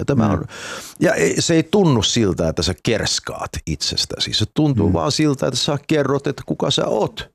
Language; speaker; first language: Finnish; early bilingual, heritage; Finnish